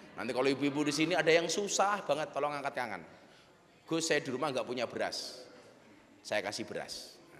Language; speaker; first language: Indonesian; native; Indonesian